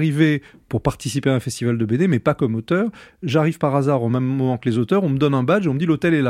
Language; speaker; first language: French; native; French